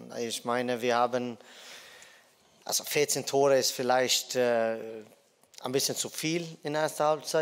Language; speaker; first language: German; non-native, fluent; Dutch